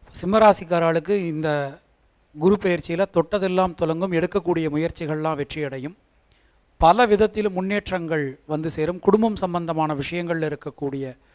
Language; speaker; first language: Tamil; native; Tamil